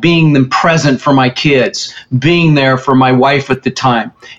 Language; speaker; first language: English; early bilingual, other home language; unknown